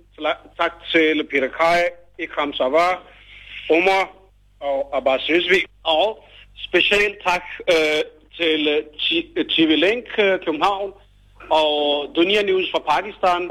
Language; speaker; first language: Danish; non-native, fluent; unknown